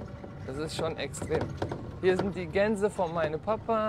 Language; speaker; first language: German; non-native, fluent; Turkish